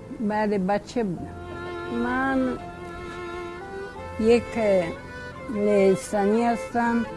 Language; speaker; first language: Persian; early bilingual, other home language; Polish